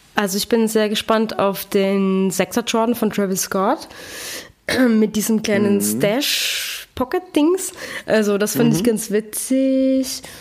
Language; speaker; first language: German; native; German